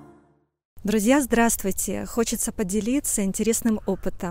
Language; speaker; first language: Russian; native; Russian